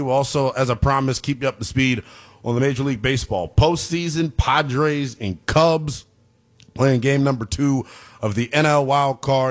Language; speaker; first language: English; native; English